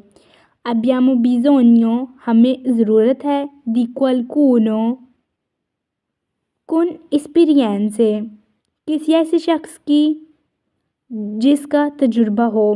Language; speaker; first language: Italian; non-native, fluent; Urdu